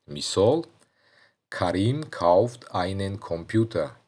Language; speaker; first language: German; non-native, fluent; Tajik